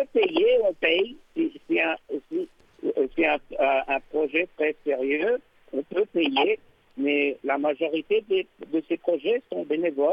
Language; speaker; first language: French; non-native, learner; English